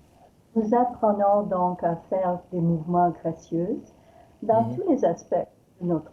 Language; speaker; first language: French; non-native, learner; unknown